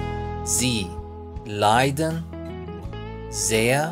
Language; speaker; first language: German; non-native, fluent; Arabic